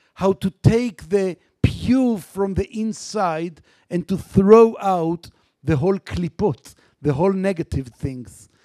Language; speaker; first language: English; non-native, fluent; Hebrew